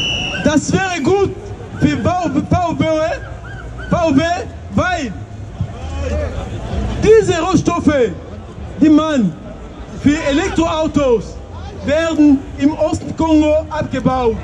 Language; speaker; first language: German; non-native, fluent; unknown